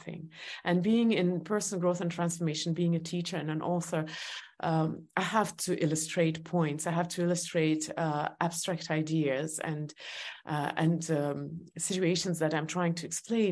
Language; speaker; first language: English; non-native, fluent; Estonian